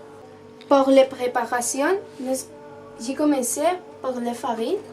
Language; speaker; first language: French; non-native, learner; Catalan